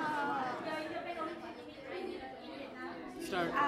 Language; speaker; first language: English; non-native, learner; Bangla